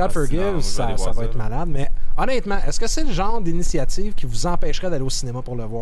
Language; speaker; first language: French; native; French